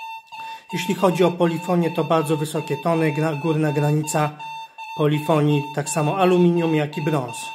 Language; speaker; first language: Polish; native; Polish